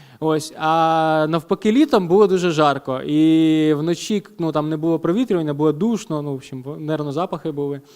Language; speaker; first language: Ukrainian; non-native, local second language; Russian